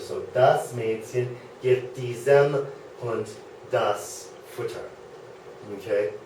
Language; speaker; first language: German; non-native, fluent; English